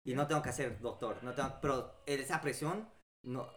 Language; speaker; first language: Spanish; early bilingual, heritage; Spanish